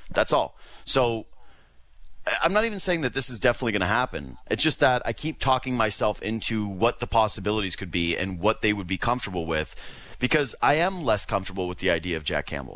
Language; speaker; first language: English; native; English